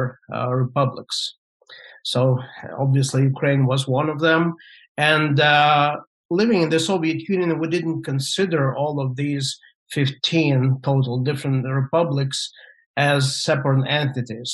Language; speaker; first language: English; non-native, fluent; Russian